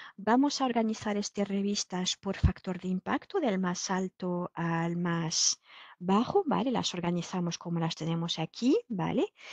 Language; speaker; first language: Spanish; non-native, fluent; French